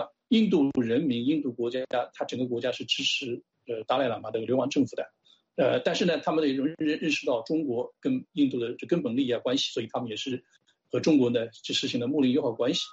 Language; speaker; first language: Chinese; native; Chinese